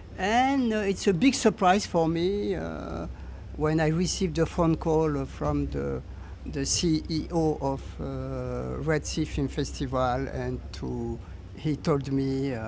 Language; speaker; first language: English; non-native, learner; French